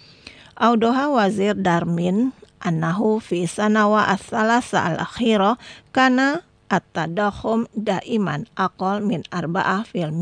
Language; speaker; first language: Arabic; non-native, fluent; Indonesian